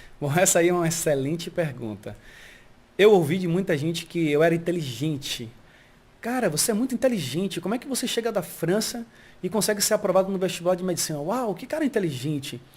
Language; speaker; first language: Portuguese; early bilingual, heritage; Portuguese